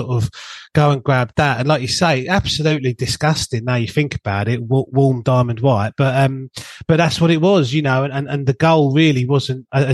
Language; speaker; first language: English; native; English